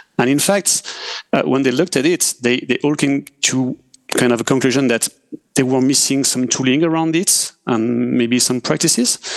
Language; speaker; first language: English; non-native, fluent; French